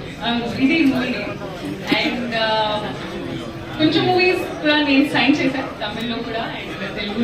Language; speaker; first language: Telugu; non-native, local second language; Hindi